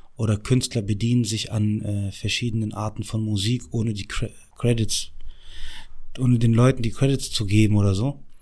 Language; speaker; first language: German; early bilingual, other home language; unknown